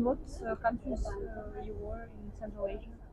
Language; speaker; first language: English; non-native, fluent; Russian